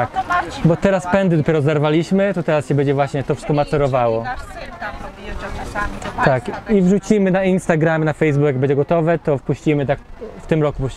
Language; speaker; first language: Polish; early bilingual, heritage; Polish